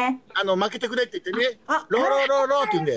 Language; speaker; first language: Japanese; native; Japanese